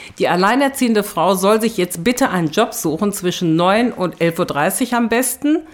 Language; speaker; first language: German; early bilingual, other home language; Turkish